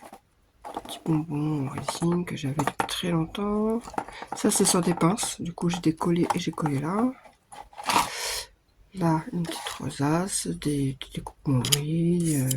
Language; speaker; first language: French; native; French